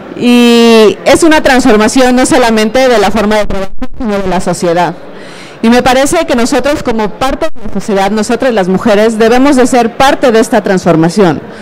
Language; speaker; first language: Spanish; native; Spanish